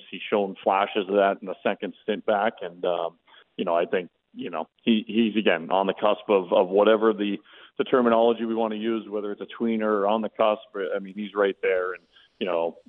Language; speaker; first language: English; native; English